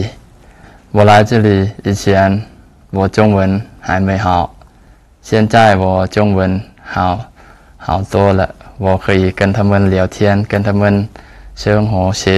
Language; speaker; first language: Chinese; non-native, learner; Lao